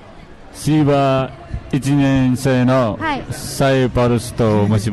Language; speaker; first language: Japanese; non-native, learner; Nepali